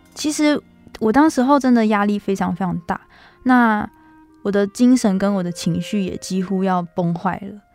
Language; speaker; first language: Chinese; native; Chinese